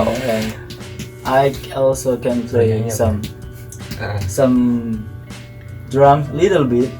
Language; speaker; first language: English; non-native, learner; Indonesian